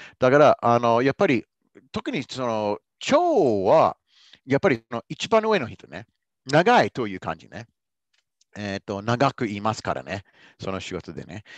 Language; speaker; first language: Japanese; non-native, fluent; English